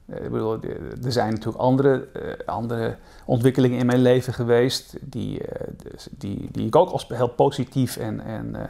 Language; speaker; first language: Dutch; native; Dutch